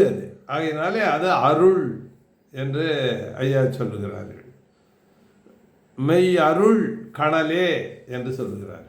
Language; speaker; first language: Tamil; native; Tamil